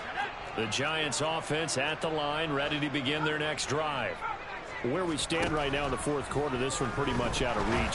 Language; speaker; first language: English; native; English